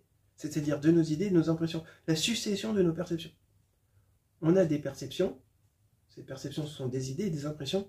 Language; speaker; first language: French; native; French